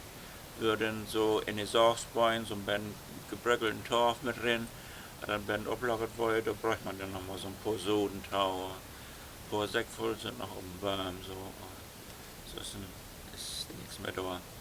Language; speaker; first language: German; non-native, local second language; Low German